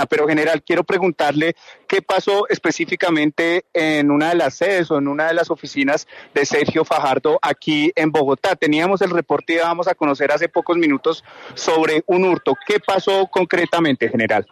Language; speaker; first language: Spanish; native; Spanish